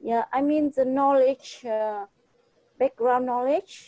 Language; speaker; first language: English; non-native, fluent; Vietnamese